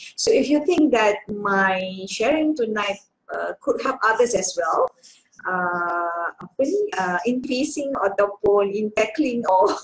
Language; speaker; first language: English; non-native, local second language; Malay